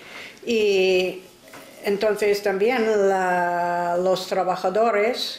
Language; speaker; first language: Spanish; non-native, fluent; English